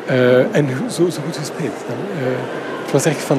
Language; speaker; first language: Dutch; non-native, local second language; French